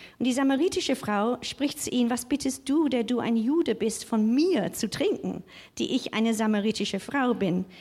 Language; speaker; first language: German; non-native, fluent; English